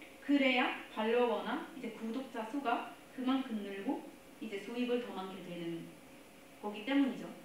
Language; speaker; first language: Korean; non-native, fluent; Spanish